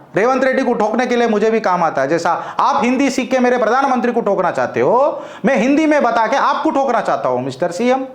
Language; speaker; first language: Hindi; non-native, local second language; Telugu